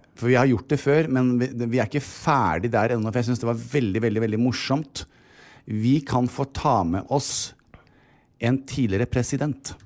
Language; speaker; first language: Norwegian; native; Norwegian